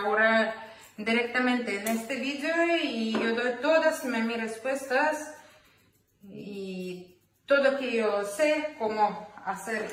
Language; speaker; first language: Spanish; non-native, learner; Ukrainian